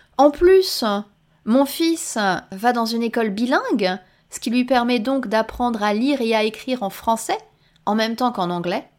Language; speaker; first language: French; native; French